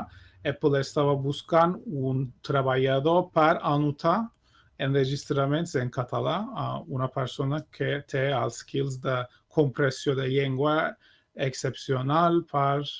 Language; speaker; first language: Catalan; non-native, fluent; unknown